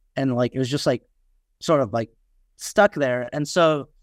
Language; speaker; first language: English; early bilingual, other home language; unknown